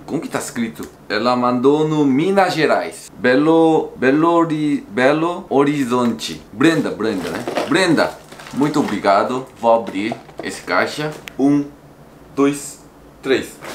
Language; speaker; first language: Portuguese; non-native, fluent; Korean